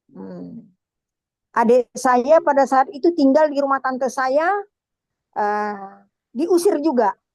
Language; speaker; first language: Indonesian; native; Indonesian